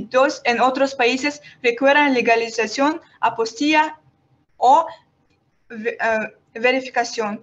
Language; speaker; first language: Spanish; non-native, learner; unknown